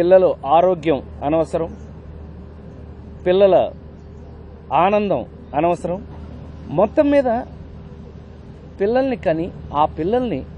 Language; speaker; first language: Telugu; native; Telugu